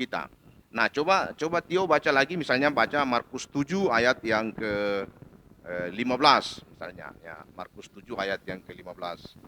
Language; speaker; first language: Indonesian; native; Indonesian